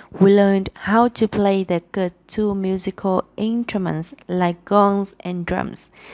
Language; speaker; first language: English; non-native, fluent; Vietnamese